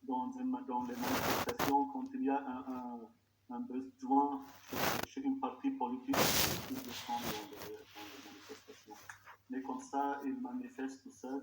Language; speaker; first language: French; non-native, local second language; Arabic